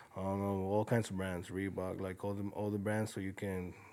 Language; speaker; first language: English; early bilingual, other home language; Spanish